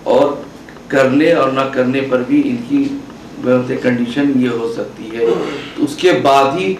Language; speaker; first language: Hindi; native; Hindi